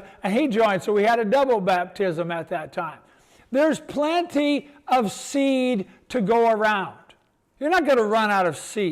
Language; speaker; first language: English; native; English